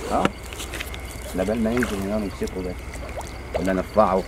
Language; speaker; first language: Arabic; native; Arabic